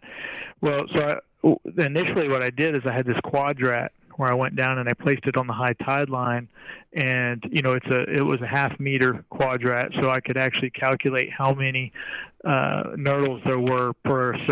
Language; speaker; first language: English; native; English